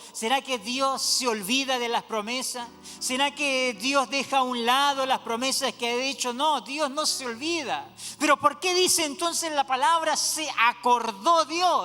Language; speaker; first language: Spanish; native; Spanish